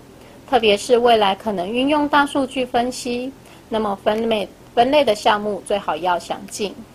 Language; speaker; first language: Chinese; native; Chinese